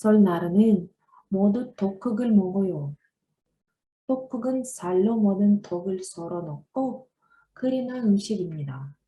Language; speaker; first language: Korean; non-native, learner; Russian